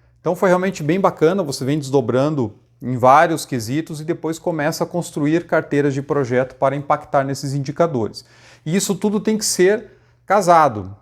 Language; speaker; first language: Portuguese; native; Portuguese